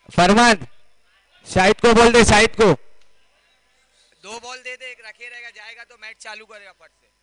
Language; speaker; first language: Hindi; native; Hindi